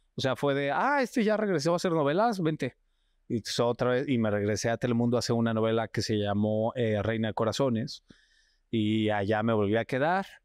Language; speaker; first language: Spanish; native; Spanish